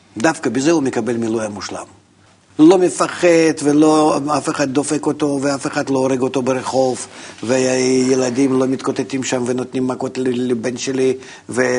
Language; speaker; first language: Hebrew; non-native, fluent; Russian